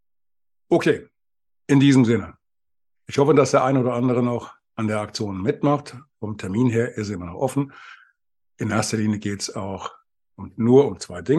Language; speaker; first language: German; native; German